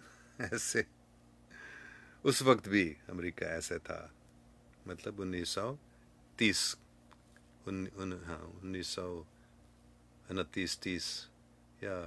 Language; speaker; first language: Hindi; non-native, fluent; English